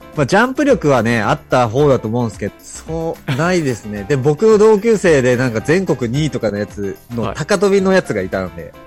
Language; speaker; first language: Japanese; native; Japanese